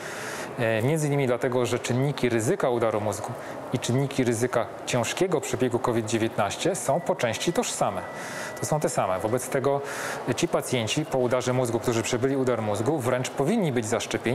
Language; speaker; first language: Polish; native; Polish